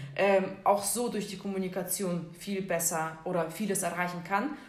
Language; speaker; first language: German; non-native, fluent; Russian